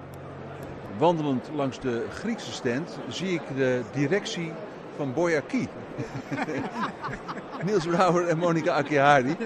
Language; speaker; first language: Dutch; native; Dutch